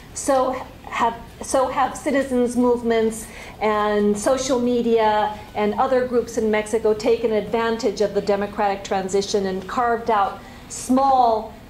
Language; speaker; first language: English; non-native, fluent; Spanish